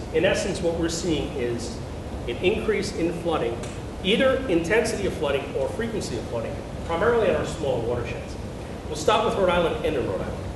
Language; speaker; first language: English; native; English